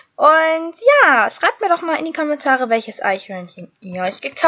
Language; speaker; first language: German; native; German